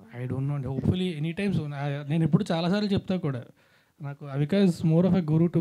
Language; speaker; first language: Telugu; native; Telugu